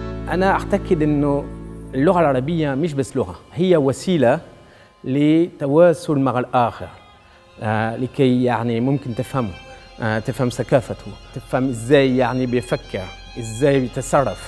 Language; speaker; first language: Arabic; non-native, fluent; French